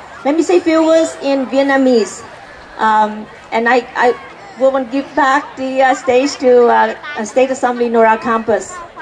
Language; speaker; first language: English; non-native, fluent; Vietnamese